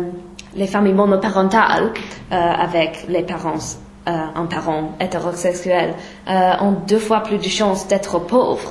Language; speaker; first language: French; non-native, fluent; English